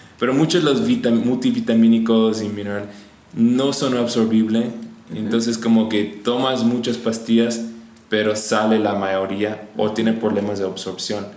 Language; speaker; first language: Spanish; non-native, fluent; English